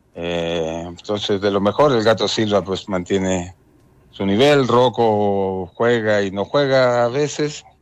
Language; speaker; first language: Spanish; native; Spanish